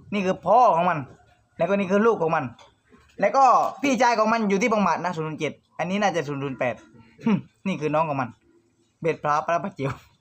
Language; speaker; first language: Thai; native; Thai